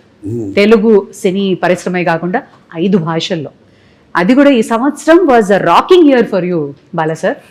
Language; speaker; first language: Telugu; native; Telugu